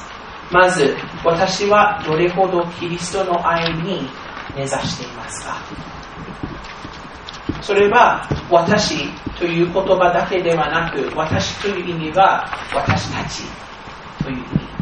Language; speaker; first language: Japanese; non-native, fluent; English